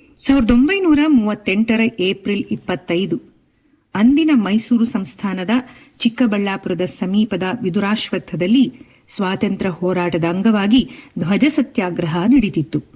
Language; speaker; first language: Kannada; native; Kannada